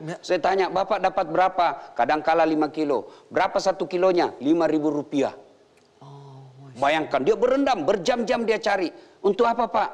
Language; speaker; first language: Indonesian; native; Indonesian